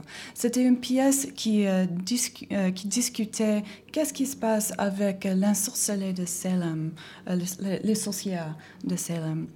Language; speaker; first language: French; non-native, learner; English